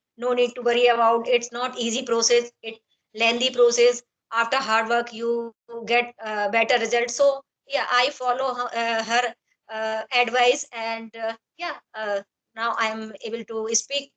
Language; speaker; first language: English; non-native, learner; Hindi